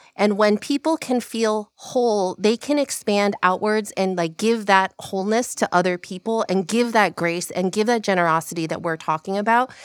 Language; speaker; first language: English; early bilingual, other home language; Korean